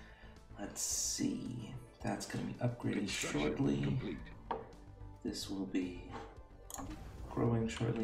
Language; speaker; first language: English; native; English